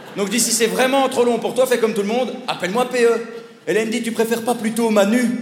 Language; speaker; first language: French; native; French